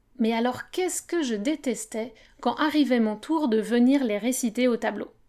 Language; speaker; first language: French; native; French